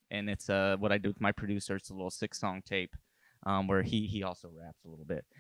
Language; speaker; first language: English; native; English